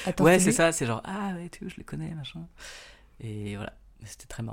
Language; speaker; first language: French; native; French